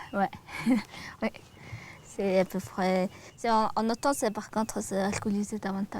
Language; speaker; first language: French; non-native, fluent; Mongolian